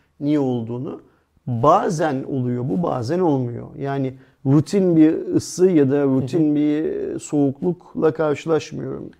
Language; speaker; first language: Turkish; native; Turkish